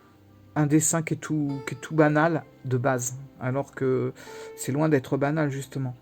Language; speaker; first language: French; native; French